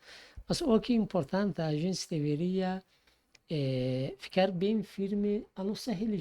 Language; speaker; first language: Portuguese; non-native, fluent; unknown